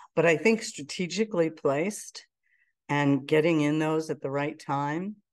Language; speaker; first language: English; native; English